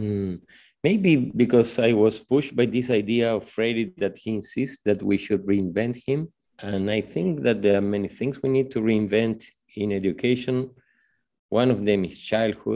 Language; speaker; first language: English; non-native, fluent; Spanish